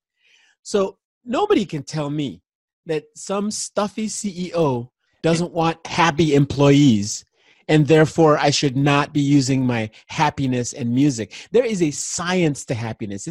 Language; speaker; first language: English; non-native, local second language; Igbo